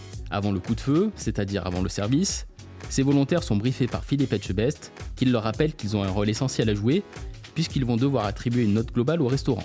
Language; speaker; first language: French; native; French